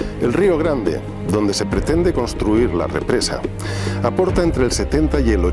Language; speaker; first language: Spanish; native; Spanish